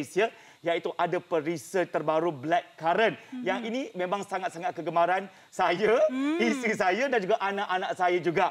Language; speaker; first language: Malay; native; Malay